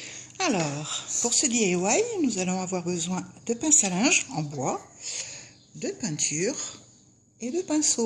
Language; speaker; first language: French; native; French